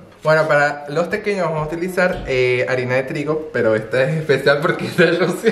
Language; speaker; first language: Spanish; native; Spanish